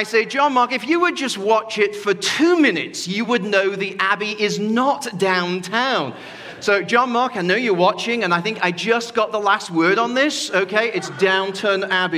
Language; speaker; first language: English; native; English